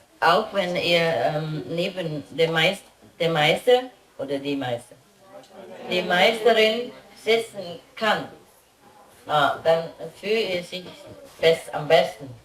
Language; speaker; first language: German; non-native, learner; Vietnamese